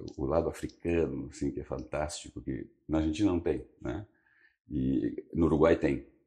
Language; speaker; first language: Portuguese; early bilingual, other home language; Spanish